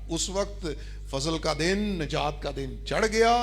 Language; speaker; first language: Urdu; non-native, local second language; Punjabi